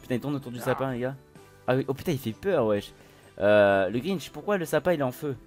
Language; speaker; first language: French; native; French